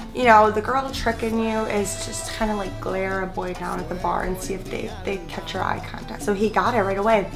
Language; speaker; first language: English; native; English